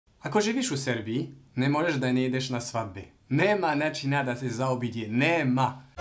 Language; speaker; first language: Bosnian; non-native, learner; French